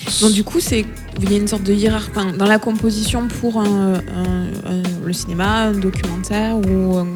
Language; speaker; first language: French; native; French